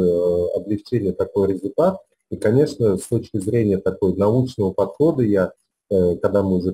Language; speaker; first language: Russian; native; Russian